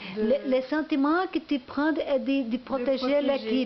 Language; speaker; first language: French; non-native, learner; Portuguese